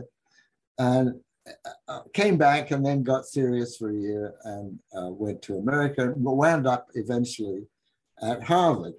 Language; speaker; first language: English; native; English